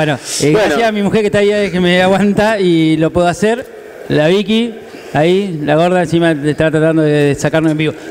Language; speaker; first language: Spanish; native; Spanish